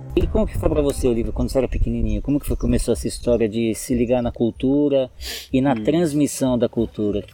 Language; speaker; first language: Portuguese; native; Portuguese